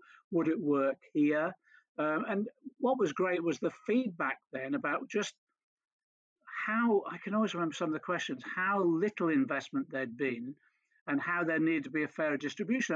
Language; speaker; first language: English; native; English